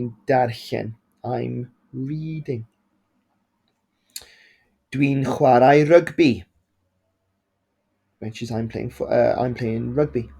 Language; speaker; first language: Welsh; non-native, local second language; English